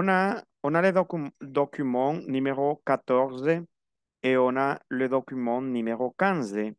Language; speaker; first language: French; non-native, fluent; Spanish